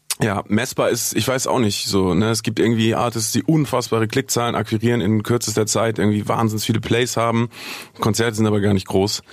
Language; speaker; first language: German; native; German